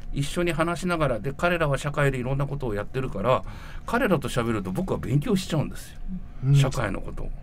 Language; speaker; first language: Japanese; native; Japanese